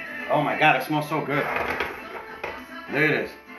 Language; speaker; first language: English; early bilingual, other home language; Spanish